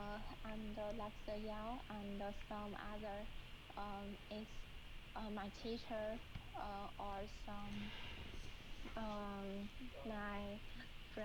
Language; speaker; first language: English; non-native, learner; Chinese